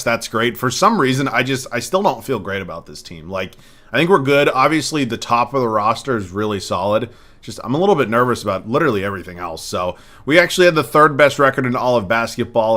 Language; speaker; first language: English; native; English